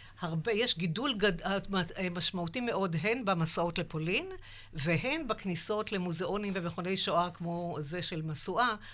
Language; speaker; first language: Hebrew; native; Hebrew